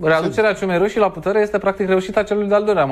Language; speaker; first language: Romanian; native; Romanian